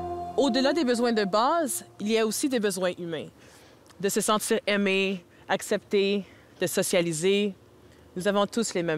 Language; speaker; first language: French; early bilingual, other home language; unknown